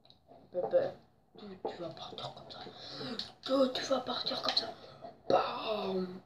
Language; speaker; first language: French; native; French